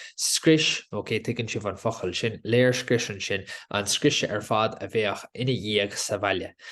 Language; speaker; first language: Irish; native; Irish